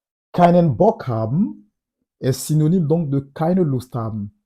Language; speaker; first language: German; non-native, fluent; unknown